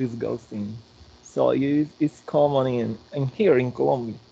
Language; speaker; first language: English; non-native, learner; Spanish